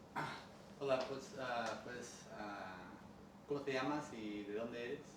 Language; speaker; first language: Spanish; early bilingual, heritage; English